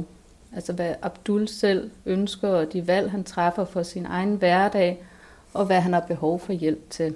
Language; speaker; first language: Danish; native; Danish